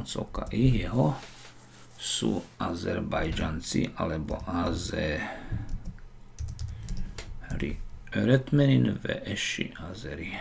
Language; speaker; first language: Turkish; non-native, learner; Slovak